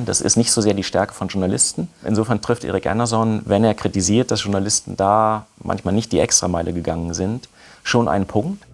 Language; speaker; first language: German; native; German